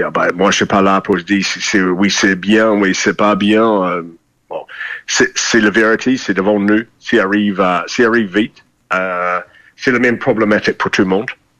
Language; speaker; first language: French; non-native, fluent; English